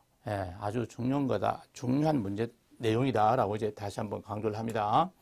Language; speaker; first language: Korean; native; Korean